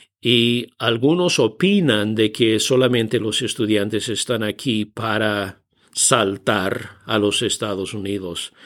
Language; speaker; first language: Spanish; non-native, fluent; English